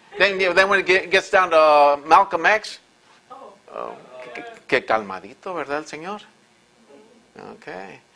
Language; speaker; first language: Spanish; early bilingual, heritage; Spanish